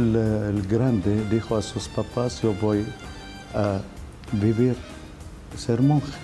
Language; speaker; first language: Spanish; non-native, fluent; Arabic